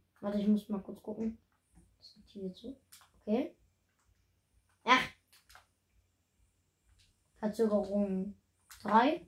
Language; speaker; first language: German; native; German